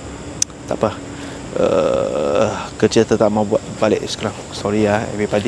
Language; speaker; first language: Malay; non-native, local second language; Chinese